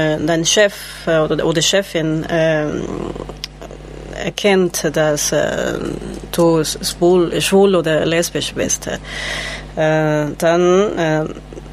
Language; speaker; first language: German; non-native, learner; Spanish